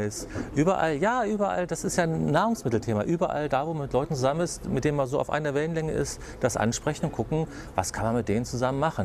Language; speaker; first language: German; native; German